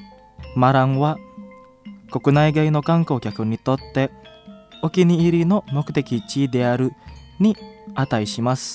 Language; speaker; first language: Japanese; non-native, fluent; Indonesian